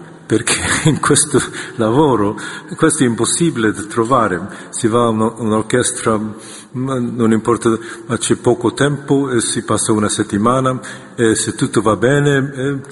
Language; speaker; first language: Italian; non-native, fluent; Korean